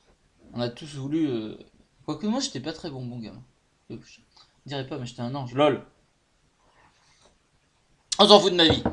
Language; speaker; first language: French; native; French